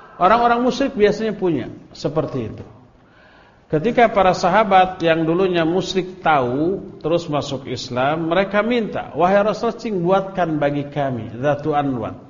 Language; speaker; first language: Indonesian; non-native, local second language; Sundanese